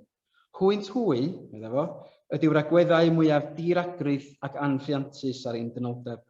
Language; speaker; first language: Welsh; native; Welsh